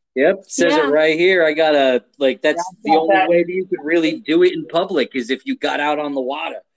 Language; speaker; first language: English; native; English